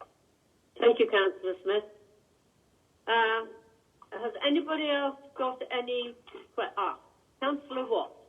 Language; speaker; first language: English; native; English